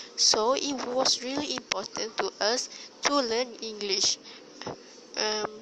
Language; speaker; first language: English; non-native, learner; Malay